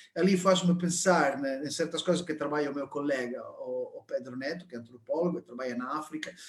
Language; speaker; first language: Portuguese; non-native, fluent; Italian